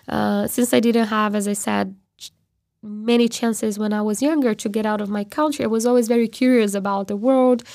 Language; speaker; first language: English; non-native, fluent; Portuguese